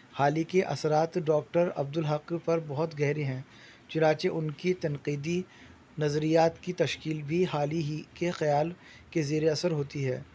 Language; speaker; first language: Urdu; native; Urdu